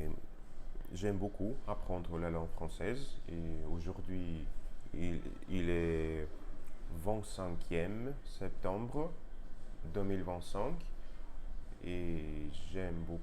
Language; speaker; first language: French; non-native, learner; Russian